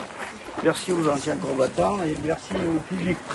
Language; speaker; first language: French; native; French